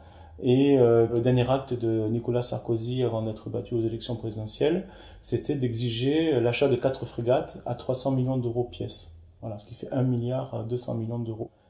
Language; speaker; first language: French; native; French